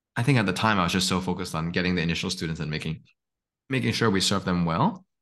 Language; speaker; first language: English; native; English